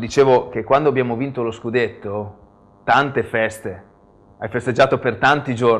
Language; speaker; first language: Italian; native; Italian